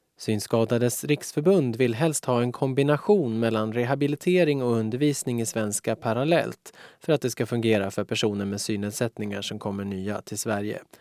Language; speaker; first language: Swedish; native; Swedish